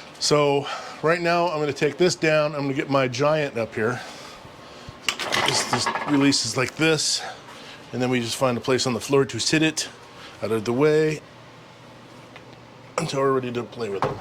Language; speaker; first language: English; native; English